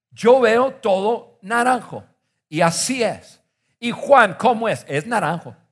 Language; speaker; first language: Spanish; non-native, fluent; English